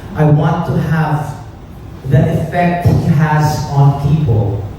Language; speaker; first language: English; native; English